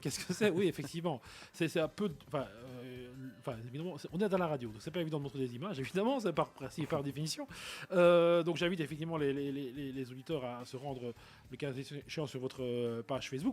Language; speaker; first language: French; native; French